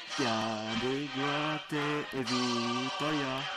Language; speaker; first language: French; native; French